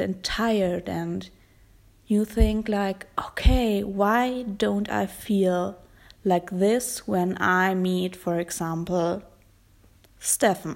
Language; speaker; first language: English; non-native, fluent; German